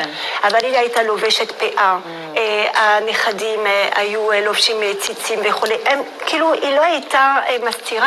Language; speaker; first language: Hebrew; non-native, fluent; French